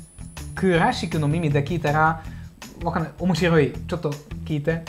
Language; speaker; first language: Japanese; non-native, fluent; Hungarian